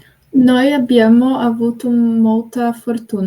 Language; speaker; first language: Italian; non-native, learner; Portuguese